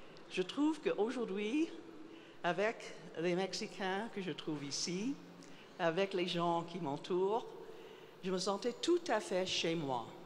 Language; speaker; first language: French; non-native, fluent; English